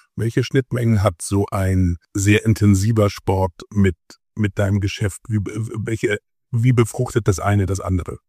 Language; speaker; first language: German; native; German